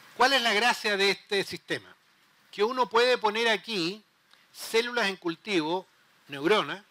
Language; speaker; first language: Spanish; native; Spanish